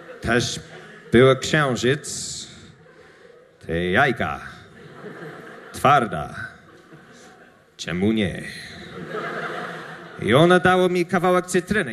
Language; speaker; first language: Polish; non-native, learner; English